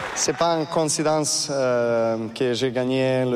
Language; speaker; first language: French; non-native, learner; Serbian